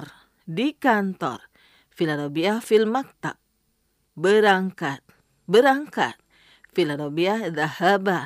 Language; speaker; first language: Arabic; non-native, fluent; Indonesian